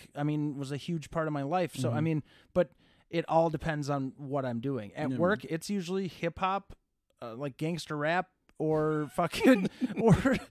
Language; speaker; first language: English; native; English